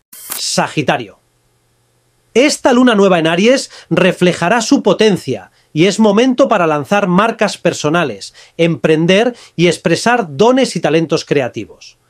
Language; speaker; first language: Spanish; native; Spanish